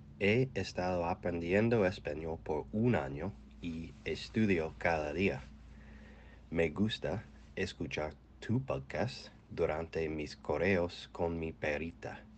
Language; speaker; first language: Spanish; non-native, learner; English